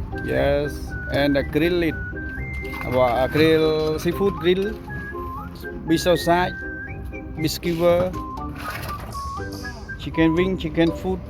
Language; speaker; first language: English; non-native, learner; Khmer